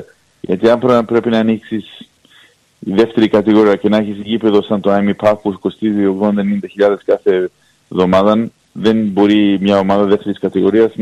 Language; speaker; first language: Greek; early bilingual, heritage; Greek